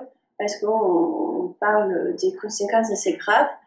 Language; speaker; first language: French; non-native, fluent; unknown